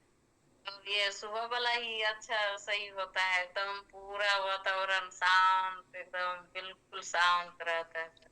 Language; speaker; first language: Hindi; native; Hindi